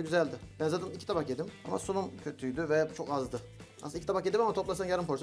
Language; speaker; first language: Turkish; native; Turkish